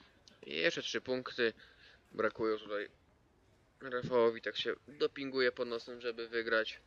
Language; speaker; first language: Polish; native; Polish